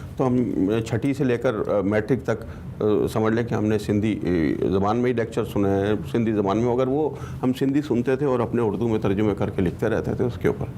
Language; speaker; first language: Urdu; native; Urdu